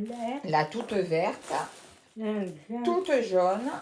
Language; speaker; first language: French; native; French